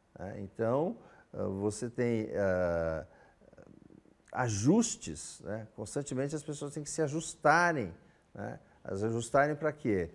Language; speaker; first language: Portuguese; native; Portuguese